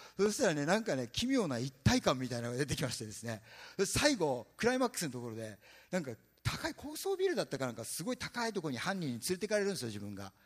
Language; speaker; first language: Japanese; native; Japanese